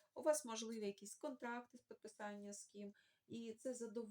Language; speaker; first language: Ukrainian; non-native, local second language; Russian